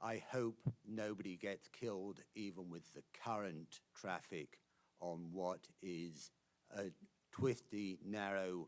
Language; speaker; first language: English; native; English